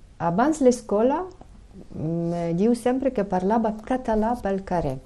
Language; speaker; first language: Catalan; non-native, fluent; Ukrainian